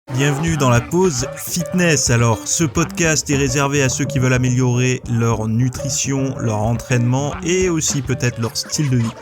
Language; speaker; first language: French; native; French